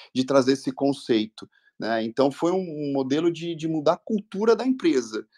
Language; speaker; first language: Portuguese; native; Portuguese